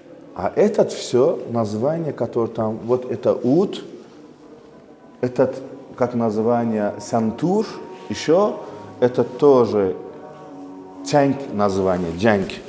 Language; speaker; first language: Russian; non-native, local second language; Azerbaijani